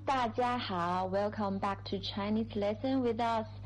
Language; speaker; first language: English; non-native, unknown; Chinese